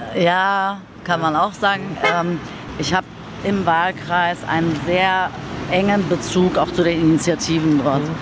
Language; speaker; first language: German; early bilingual, other home language; Turkish